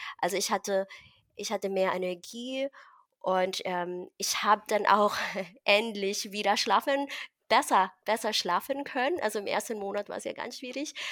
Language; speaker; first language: German; non-native, fluent; Filipino